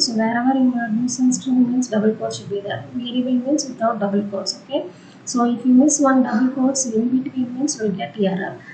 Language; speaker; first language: English; non-native, local second language; Tamil